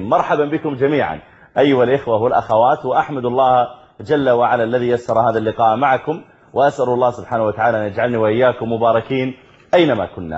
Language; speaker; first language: Arabic; native; Arabic